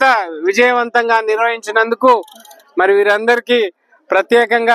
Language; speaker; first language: Telugu; native; Telugu